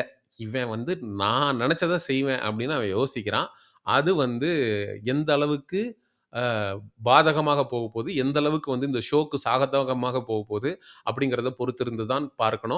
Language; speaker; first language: Tamil; native; Tamil